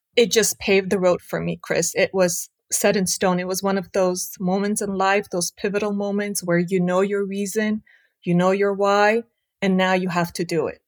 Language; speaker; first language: English; early bilingual, other home language; Armenian